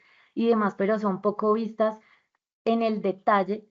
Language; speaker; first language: Spanish; native; Spanish